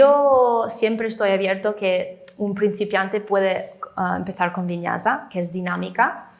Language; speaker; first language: Spanish; non-native, fluent; English